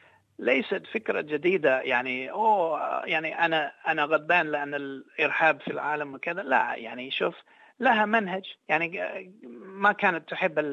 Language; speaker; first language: Arabic; non-native, fluent; English